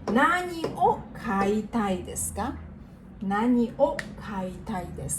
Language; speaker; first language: Japanese; non-native, fluent; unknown